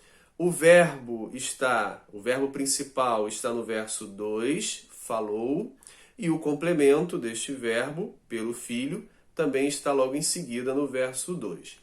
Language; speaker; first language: Portuguese; native; Portuguese